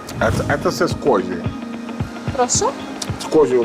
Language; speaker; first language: Ukrainian; non-native, learner; Italian